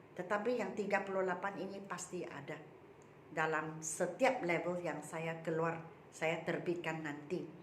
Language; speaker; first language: Malay; non-native, local second language; Chinese